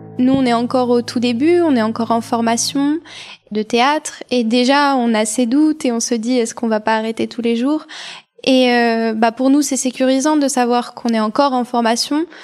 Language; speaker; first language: French; non-native, fluent; Bulgarian